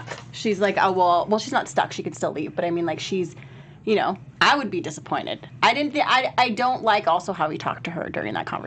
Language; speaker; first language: English; native; English